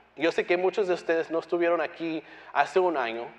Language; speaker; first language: Spanish; early bilingual, heritage; Spanish